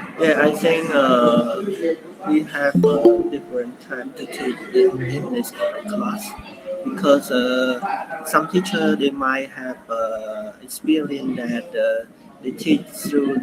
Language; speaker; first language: English; non-native, learner; Khmer